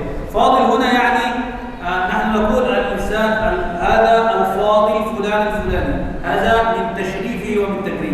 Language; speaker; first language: Arabic; native; Arabic